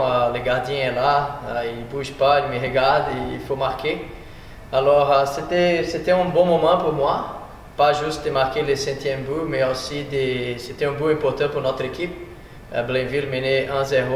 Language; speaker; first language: French; non-native, fluent; Portuguese